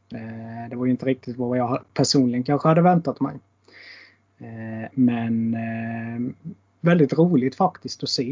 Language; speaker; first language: Swedish; native; Swedish